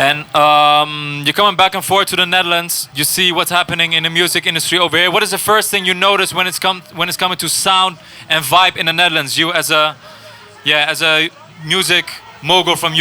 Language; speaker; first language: English; non-native, fluent; Dutch